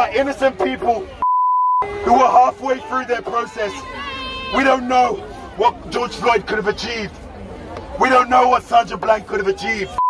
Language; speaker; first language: English; native; English